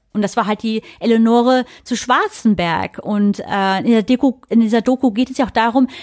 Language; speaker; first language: German; early bilingual, other home language; English